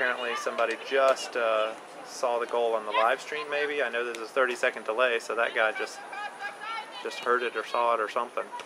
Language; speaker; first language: English; native; English